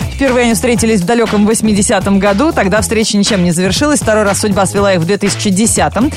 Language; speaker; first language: Russian; native; Russian